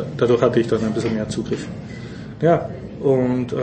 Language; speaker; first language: German; native; German